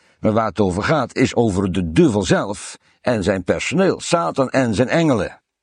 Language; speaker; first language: Dutch; native; Dutch